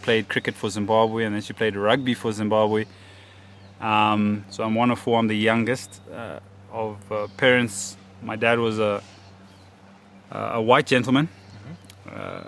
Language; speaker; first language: English; native; English